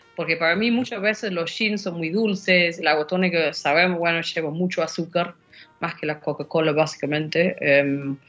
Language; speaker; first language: Spanish; non-native, fluent; English